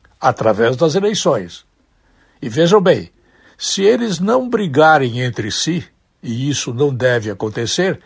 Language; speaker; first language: Portuguese; native; Portuguese